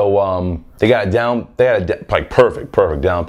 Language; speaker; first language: English; native; English